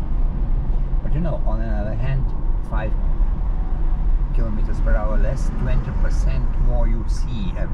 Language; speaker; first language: English; non-native, learner; Lithuanian